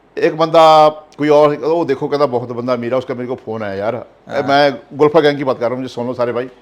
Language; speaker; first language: Hindi; non-native, local second language; Punjabi